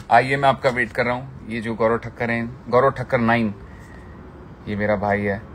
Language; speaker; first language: Hindi; non-native, local second language; Marathi